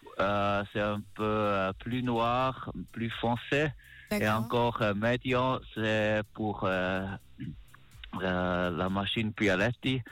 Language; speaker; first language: French; non-native, learner; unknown